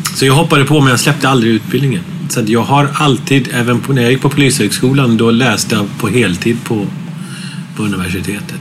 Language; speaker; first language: Swedish; early bilingual, other home language; Arabic